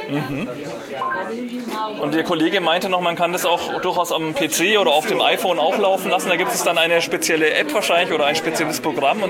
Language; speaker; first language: German; native; German